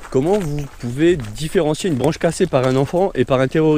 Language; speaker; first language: French; native; French